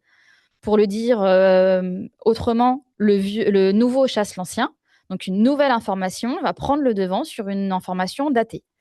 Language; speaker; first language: French; native; French